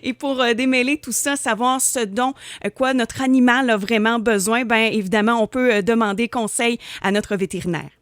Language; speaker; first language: French; native; French